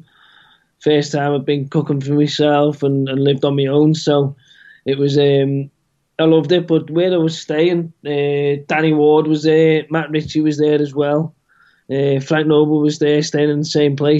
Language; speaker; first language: English; native; English